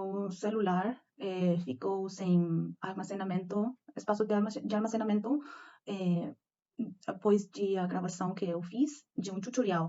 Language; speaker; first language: Portuguese; non-native, learner; Spanish